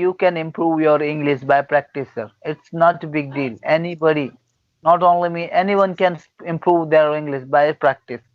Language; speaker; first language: English; non-native, fluent; Gujarati